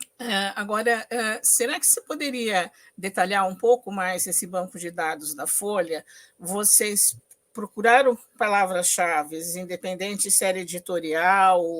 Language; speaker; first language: Portuguese; native; Portuguese